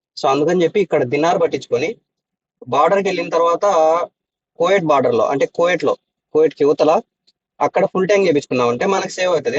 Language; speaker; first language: Telugu; non-native, local second language; Urdu